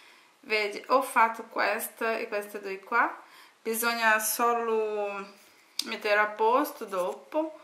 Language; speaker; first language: Italian; non-native, learner; Portuguese